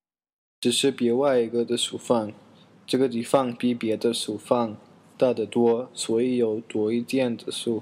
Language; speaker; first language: Chinese; non-native, learner; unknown